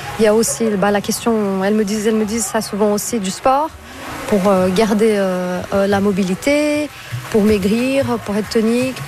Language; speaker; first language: French; non-native, fluent; Portuguese